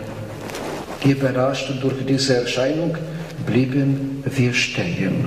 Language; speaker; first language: German; non-native, fluent; Polish